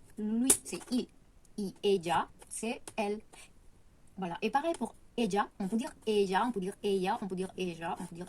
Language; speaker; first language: French; non-native, fluent; Spanish